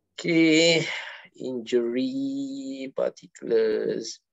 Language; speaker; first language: English; non-native, local second language; Malay